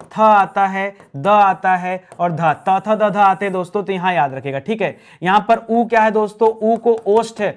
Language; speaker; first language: Hindi; native; Hindi